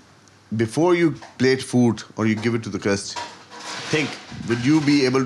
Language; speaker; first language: English; non-native, local second language; Hindi